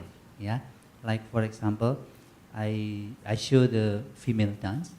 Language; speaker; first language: English; non-native, learner; Indonesian